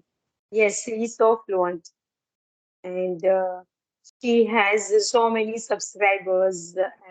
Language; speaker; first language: English; non-native, learner; Gujarati